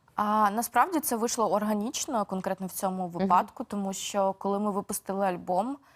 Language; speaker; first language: Ukrainian; native; Ukrainian